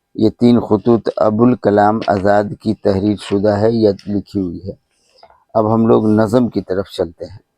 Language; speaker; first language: Urdu; native; Urdu